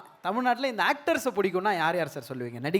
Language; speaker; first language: Tamil; native; Tamil